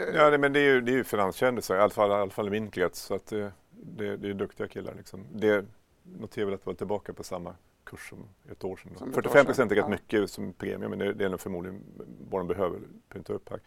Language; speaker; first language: Swedish; native; Swedish